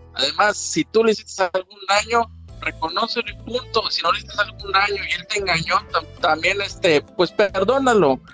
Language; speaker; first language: Spanish; native; Spanish